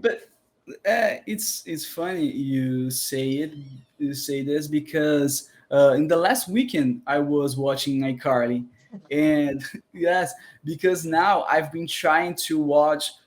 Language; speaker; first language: English; non-native, learner; Portuguese